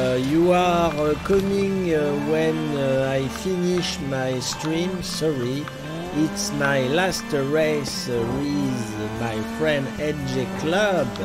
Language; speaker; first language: English; non-native, learner; French